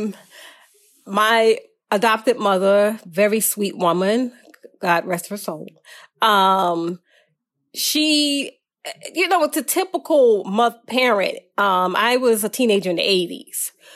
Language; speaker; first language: English; native; English